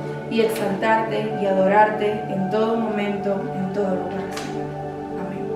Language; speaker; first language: Spanish; native; Spanish